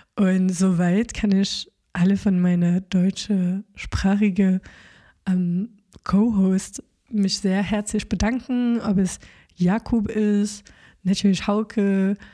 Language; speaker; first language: German; non-native, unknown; French